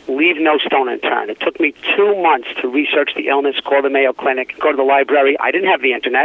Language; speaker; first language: English; native; English